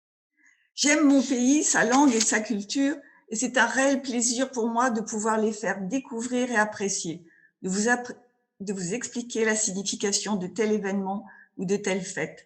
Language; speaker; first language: French; native; French